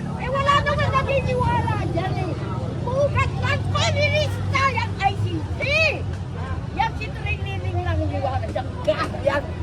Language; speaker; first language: Filipino; non-native, local second language; Iloko